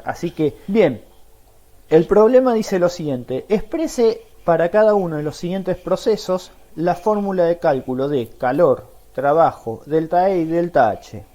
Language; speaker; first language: Spanish; native; Spanish